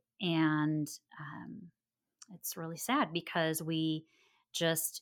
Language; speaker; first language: English; native; English